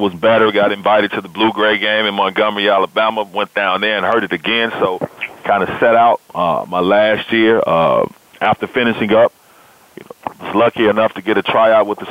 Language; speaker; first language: English; native; English